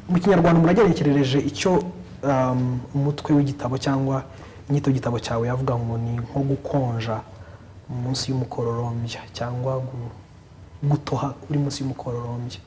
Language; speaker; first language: Kinyarwanda; native; Kinyarwanda